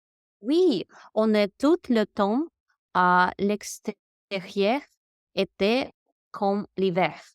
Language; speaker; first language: French; non-native, learner; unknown